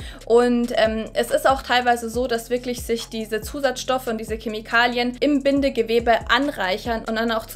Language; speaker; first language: German; native; German